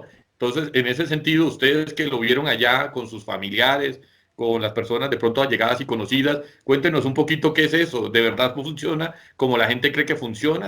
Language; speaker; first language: Spanish; native; Spanish